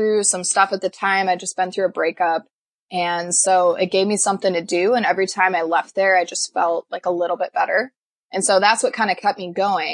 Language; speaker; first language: English; native; English